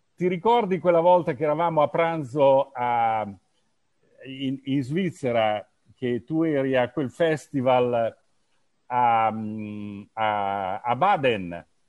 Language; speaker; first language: Italian; non-native, learner; English